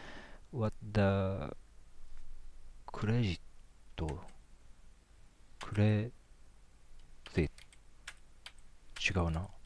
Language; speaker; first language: Japanese; native; Japanese